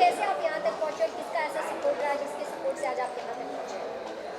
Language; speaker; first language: Hindi; native; Hindi